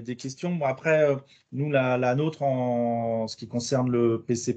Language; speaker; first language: French; native; French